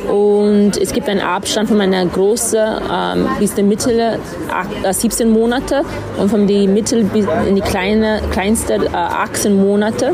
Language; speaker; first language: German; non-native, learner; English